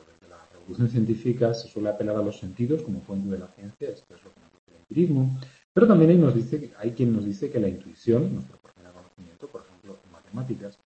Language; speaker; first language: Spanish; native; Spanish